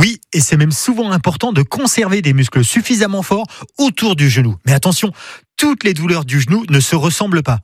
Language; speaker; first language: French; native; French